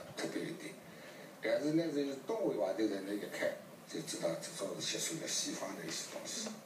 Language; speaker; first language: Chinese; native; Chinese